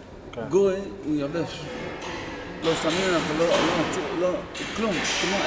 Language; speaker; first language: Hebrew; non-native, fluent; Yiddish